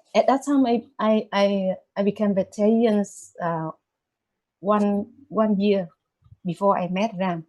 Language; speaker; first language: English; non-native, learner; Vietnamese